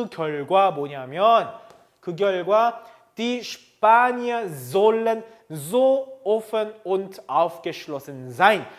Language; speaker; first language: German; non-native, fluent; Korean